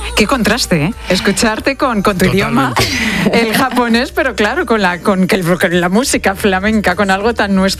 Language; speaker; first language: Spanish; native; Spanish